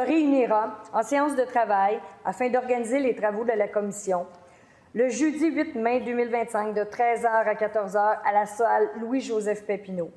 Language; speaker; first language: French; native; French